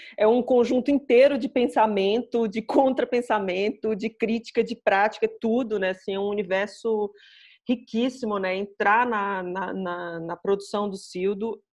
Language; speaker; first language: Portuguese; native; Portuguese